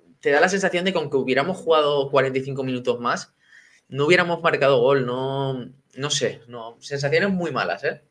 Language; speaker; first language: Spanish; native; Spanish